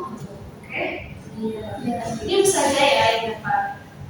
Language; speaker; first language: Indonesian; native; Indonesian